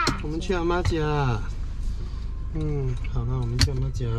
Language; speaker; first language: Chinese; non-native, local second language; English